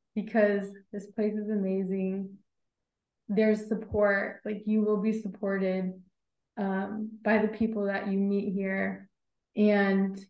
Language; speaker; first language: English; native; English